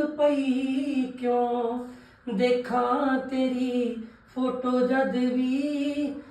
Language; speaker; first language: Punjabi; native; Punjabi